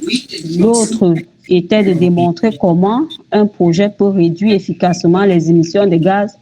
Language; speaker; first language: French; native; French